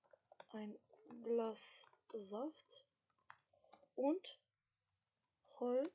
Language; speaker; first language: German; non-native, fluent; Macedonian